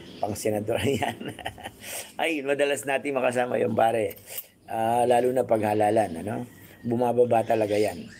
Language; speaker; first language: Filipino; non-native, local second language; Pampanga